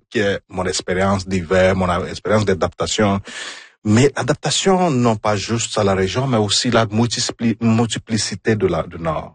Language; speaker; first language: French; non-native, fluent; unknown